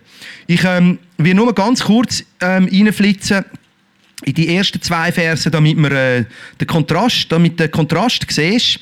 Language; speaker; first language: German; native; German